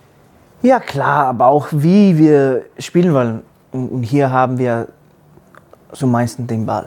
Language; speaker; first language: German; non-native, learner; Danish